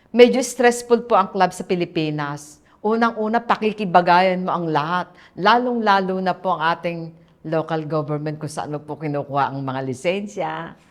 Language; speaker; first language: Filipino; native; Filipino